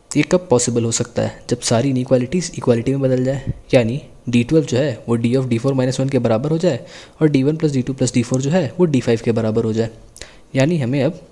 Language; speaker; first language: Hindi; native; Hindi